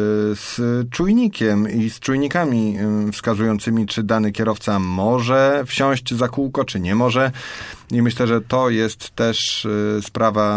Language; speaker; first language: Polish; native; Polish